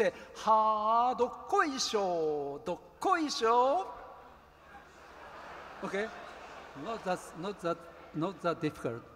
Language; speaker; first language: English; non-native, learner; Japanese